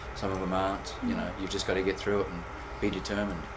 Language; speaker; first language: English; native; English